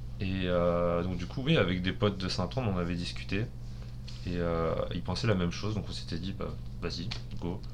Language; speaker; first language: French; early bilingual, other home language; Spanish